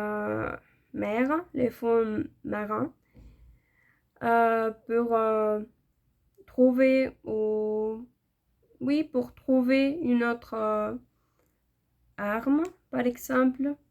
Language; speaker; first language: French; non-native, learner; Spanish